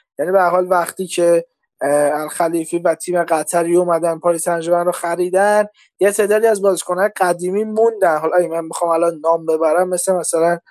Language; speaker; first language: Persian; native; Persian